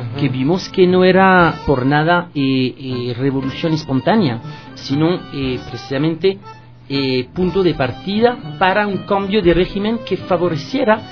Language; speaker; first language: Spanish; non-native, fluent; French